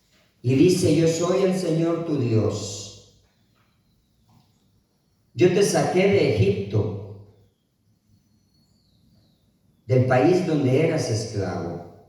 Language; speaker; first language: Spanish; native; Spanish